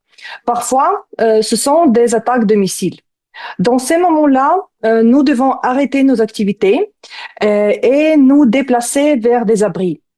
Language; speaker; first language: French; non-native, fluent; Ukrainian